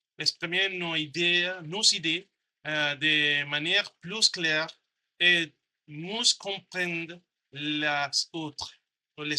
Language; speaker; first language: French; non-native, learner; Spanish